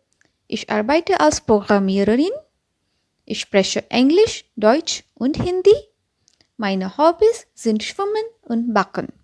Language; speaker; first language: German; non-native, fluent; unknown